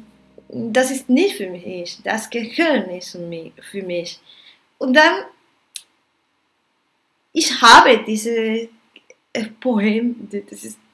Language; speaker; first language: German; non-native, learner; Spanish